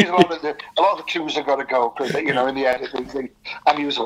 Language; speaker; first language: English; native; English